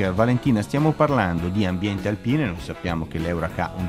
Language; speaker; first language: Italian; native; Italian